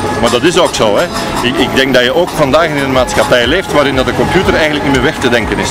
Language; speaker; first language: Dutch; native; Dutch